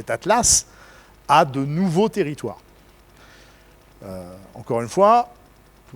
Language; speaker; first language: French; native; French